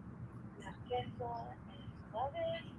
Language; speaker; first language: Spanish; non-native, learner; English